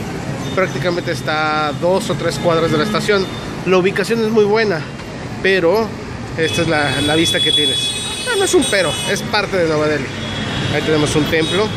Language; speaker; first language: Spanish; native; Spanish